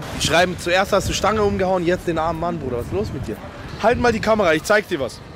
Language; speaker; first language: German; native; German